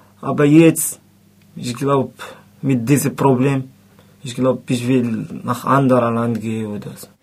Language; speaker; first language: German; non-native, learner; Arabic